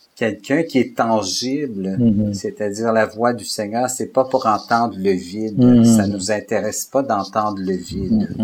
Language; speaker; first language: French; native; French